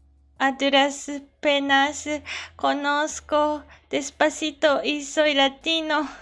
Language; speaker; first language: Spanish; non-native, learner; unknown